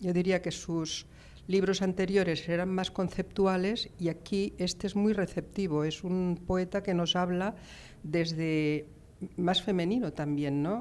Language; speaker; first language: Spanish; native; Spanish